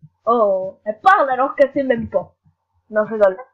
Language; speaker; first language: French; native; French